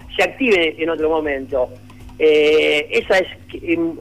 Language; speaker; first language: Spanish; native; Spanish